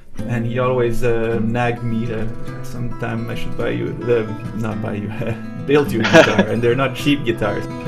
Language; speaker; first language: English; non-native, fluent; French